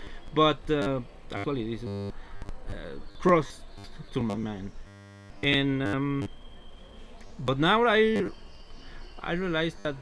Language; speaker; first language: English; non-native, learner; Spanish